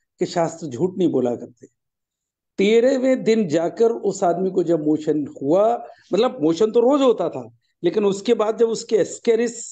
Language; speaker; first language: Hindi; native; Hindi